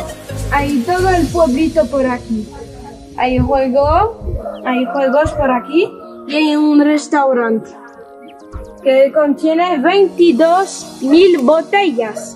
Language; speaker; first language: Spanish; non-native, fluent; French